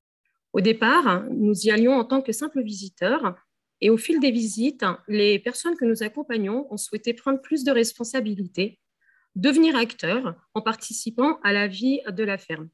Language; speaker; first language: French; native; French